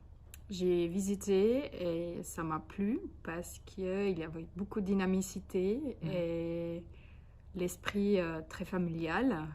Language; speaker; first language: French; non-native, fluent; Slovenian